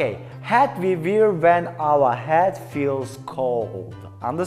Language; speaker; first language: English; non-native, learner; Tajik